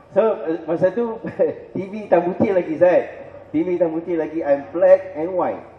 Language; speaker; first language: Malay; non-native, local second language; Min Nan Chinese